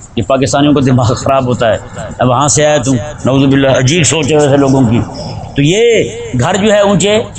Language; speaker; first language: Urdu; non-native, local second language; Punjabi